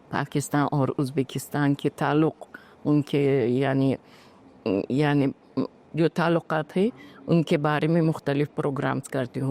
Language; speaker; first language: Hindi; non-native, fluent; Uzbek